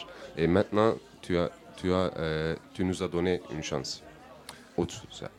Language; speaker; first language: French; non-native, learner; Turkish